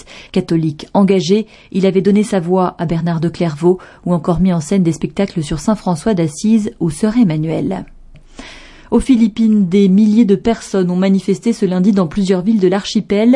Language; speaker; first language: French; native; French